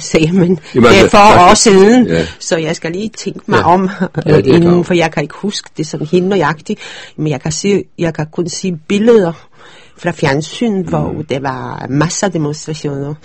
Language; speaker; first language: Danish; early bilingual, other home language; Polish